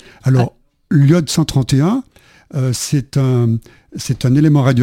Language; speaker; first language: French; native; French